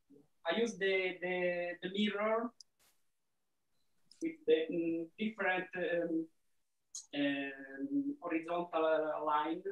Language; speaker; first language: English; non-native, learner; Italian